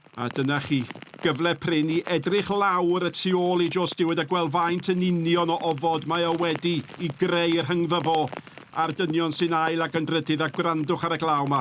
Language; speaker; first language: Welsh; native; Welsh